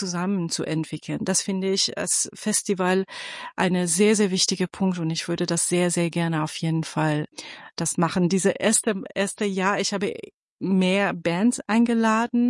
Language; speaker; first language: German; non-native, fluent; Persian